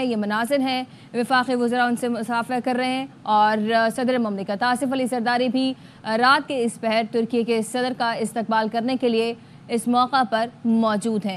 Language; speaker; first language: Urdu; native; Urdu